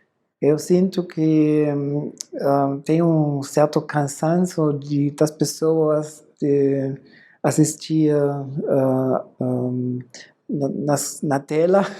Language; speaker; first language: Portuguese; non-native, fluent; German